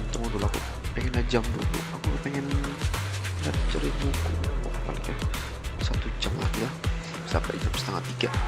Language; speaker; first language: Indonesian; native; Indonesian